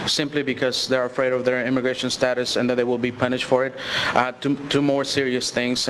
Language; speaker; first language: English; early bilingual, other home language; Spanish